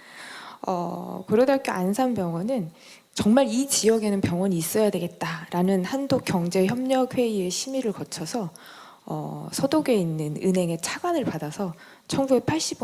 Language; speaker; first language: Korean; native; Korean